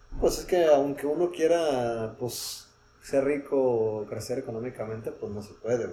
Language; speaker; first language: Spanish; native; Spanish